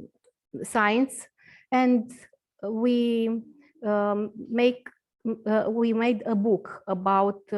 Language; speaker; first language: English; non-native, learner; Romanian